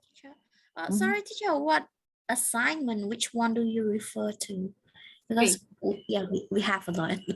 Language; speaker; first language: English; non-native, learner; Khmer